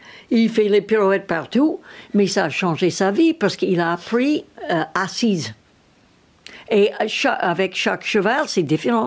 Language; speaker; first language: French; non-native, learner; English